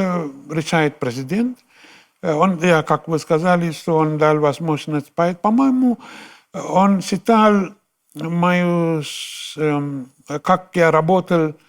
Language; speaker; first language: Russian; non-native, fluent; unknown